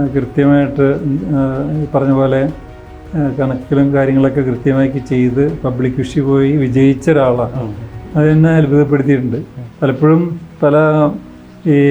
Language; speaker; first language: Malayalam; native; Malayalam